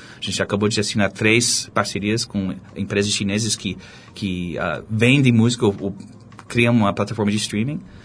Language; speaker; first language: Portuguese; non-native, fluent; English